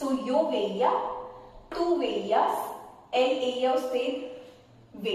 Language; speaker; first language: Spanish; non-native, fluent; Hindi